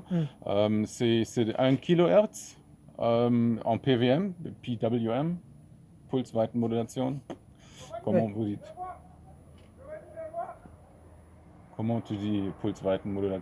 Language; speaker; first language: French; non-native, fluent; German